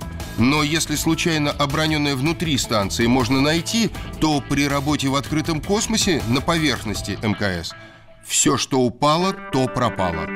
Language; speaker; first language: Russian; native; Russian